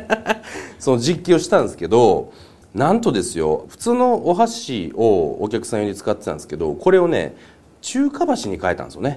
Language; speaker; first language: Japanese; native; Japanese